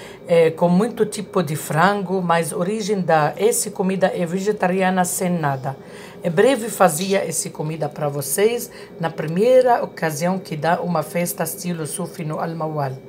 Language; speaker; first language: Portuguese; non-native, learner; Arabic